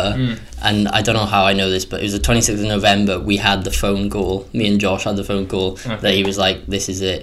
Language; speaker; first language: English; native; English